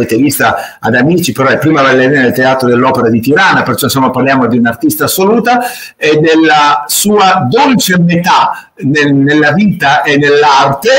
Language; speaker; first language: Italian; native; Italian